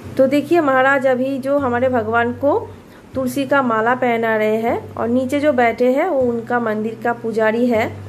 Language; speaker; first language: Hindi; non-native, local second language; Bangla